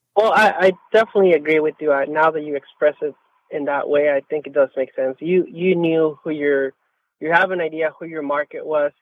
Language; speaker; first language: English; non-native, fluent; Spanish